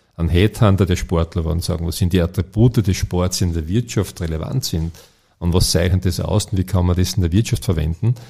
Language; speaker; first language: German; native; German